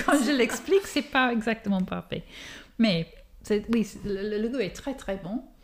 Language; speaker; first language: French; non-native, fluent; English